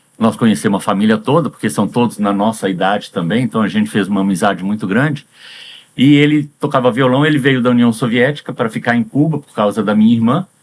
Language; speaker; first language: Portuguese; early bilingual, heritage; Portuguese